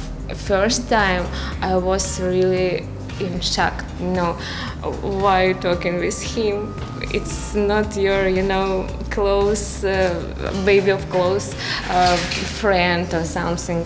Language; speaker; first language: English; non-native, learner; Russian